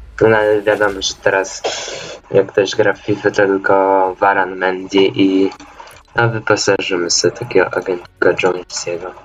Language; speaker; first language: Polish; native; Polish